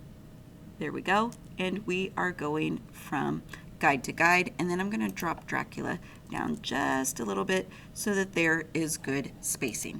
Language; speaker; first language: English; native; English